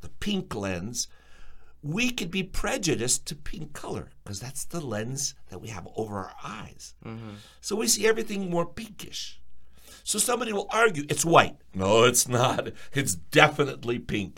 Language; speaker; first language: English; early bilingual, other home language; Ukrainian